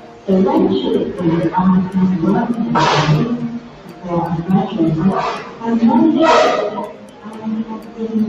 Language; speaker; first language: English; non-native, fluent; Thai